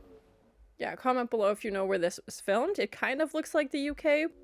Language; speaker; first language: English; native; English